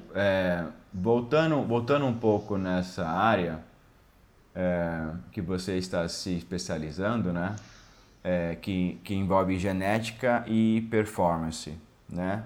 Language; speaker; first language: Portuguese; native; Portuguese